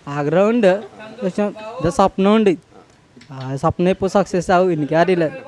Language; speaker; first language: Malayalam; non-native, learner; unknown